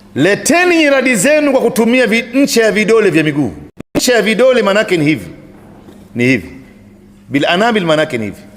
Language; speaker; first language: Swahili; native; Swahili